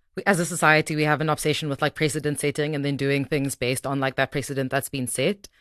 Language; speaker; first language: English; native; English